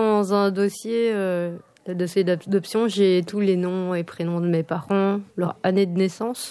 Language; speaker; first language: French; native; French